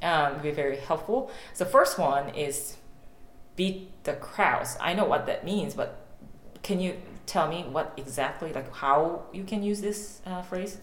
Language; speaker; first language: English; non-native, fluent; Korean